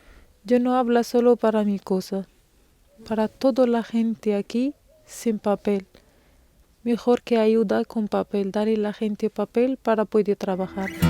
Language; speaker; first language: Spanish; non-native, learner; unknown